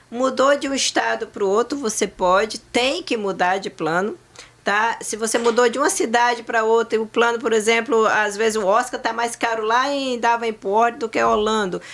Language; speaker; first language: Portuguese; native; Portuguese